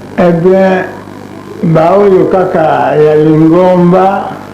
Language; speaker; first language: Lingala; non-native, local second language; Kongo